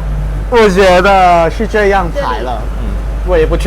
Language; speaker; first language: Chinese; non-native, fluent; Thai